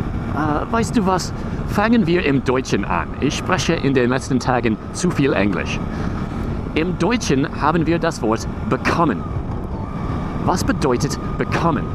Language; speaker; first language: German; non-native, fluent; English